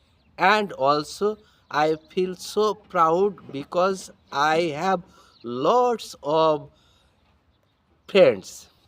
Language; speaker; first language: English; non-native, learner; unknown